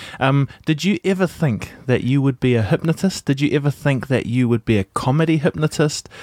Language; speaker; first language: English; native; English